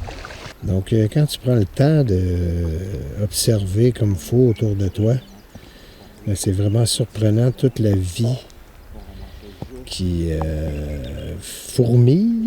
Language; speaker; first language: French; native; French